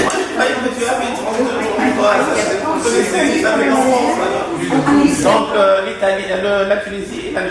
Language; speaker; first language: French; non-native, local second language; Arabic